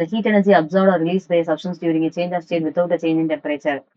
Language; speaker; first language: English; non-native, local second language; Tamil